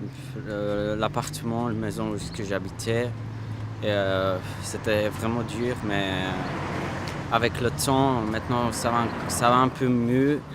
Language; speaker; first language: French; non-native, fluent; Armenian